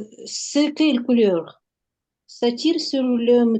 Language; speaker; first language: French; non-native, learner; Ukrainian